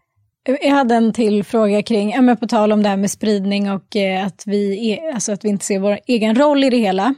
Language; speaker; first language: Swedish; native; Swedish